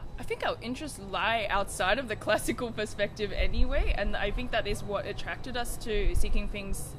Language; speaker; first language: English; native; English